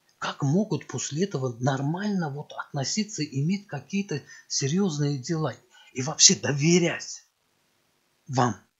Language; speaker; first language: Russian; non-native, local second language; Azerbaijani